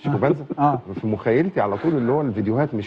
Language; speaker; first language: Arabic; native; Arabic